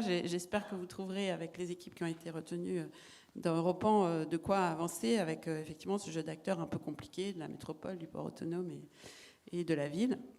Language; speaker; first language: French; native; French